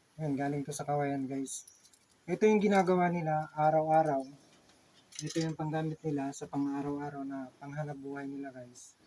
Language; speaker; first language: Filipino; native; Filipino